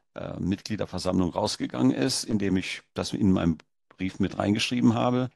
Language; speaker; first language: German; early bilingual, heritage; German